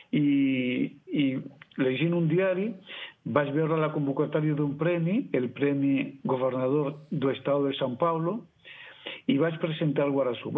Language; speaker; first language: Catalan; non-native, fluent; Spanish